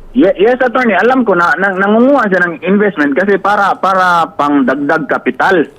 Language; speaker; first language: Filipino; native; Filipino